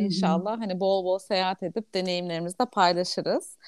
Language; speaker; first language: Turkish; native; Turkish